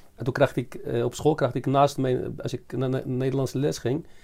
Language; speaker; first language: Dutch; early bilingual, other home language; Arabic